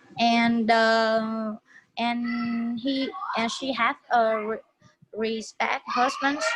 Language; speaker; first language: English; non-native, learner; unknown